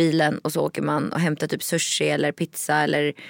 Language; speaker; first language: Swedish; native; Swedish